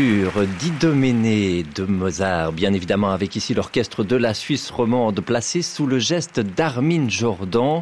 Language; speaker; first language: French; native; French